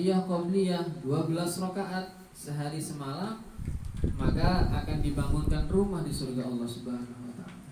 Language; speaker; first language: Indonesian; non-native, local second language; Javanese